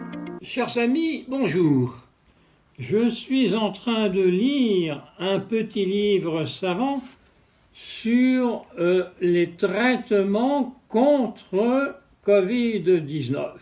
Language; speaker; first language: French; non-native, fluent; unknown